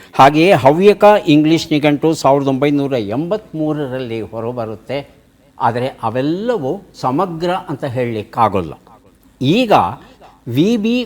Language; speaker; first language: Kannada; native; Kannada